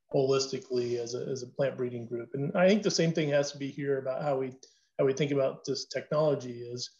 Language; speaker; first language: English; native; English